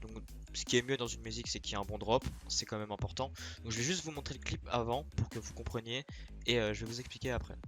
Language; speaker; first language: French; native; French